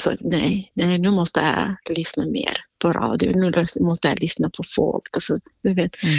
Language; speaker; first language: Swedish; non-native, fluent; Kurdish